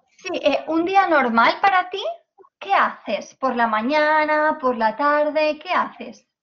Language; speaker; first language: Spanish; native; Spanish